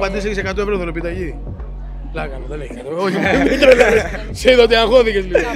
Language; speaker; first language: Greek; native; Greek